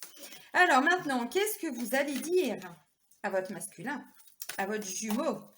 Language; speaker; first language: French; native; French